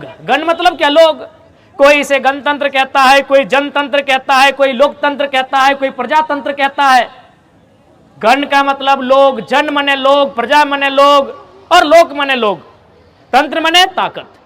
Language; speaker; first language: Hindi; non-native, local second language; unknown